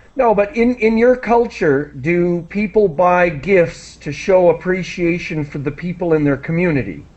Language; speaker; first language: English; native; English